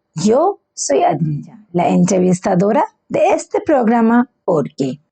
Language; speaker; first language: Spanish; non-native, learner; Bangla